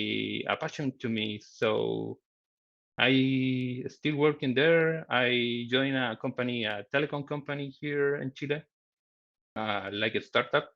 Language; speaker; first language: English; non-native, learner; Spanish